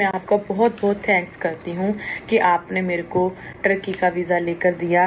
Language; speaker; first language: Hindi; native; Hindi